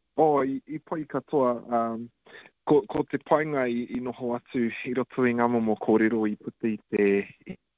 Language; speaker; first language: Māori; native; Māori